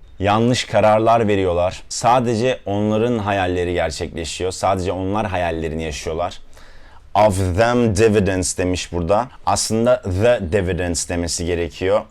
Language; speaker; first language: Turkish; native; Turkish